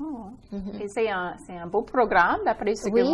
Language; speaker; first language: French; non-native, local second language; English